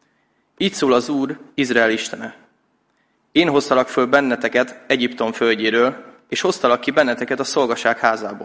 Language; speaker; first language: Hungarian; native; Hungarian